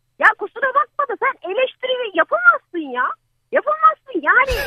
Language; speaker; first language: Turkish; native; Turkish